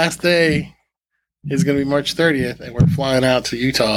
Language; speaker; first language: English; native; English